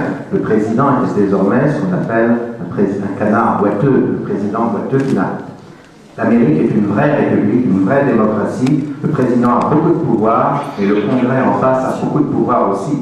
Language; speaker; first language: French; native; French